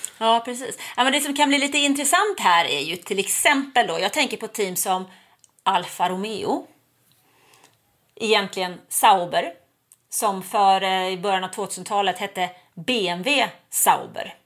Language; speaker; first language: Swedish; native; Swedish